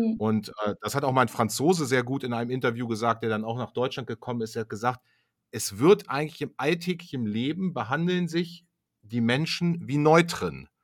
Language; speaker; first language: German; native; German